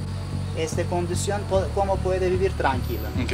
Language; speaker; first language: Spanish; non-native, learner; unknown